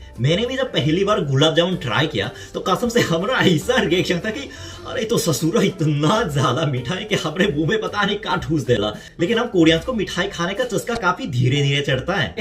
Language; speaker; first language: Hindi; non-native, fluent; Korean